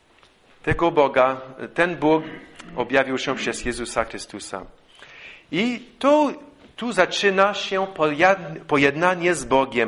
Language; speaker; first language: Polish; non-native, fluent; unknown